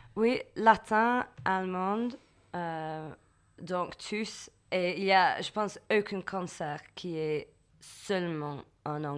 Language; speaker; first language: French; non-native, learner; English